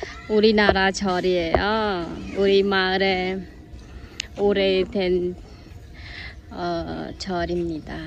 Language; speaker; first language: Korean; non-native, fluent; Khmer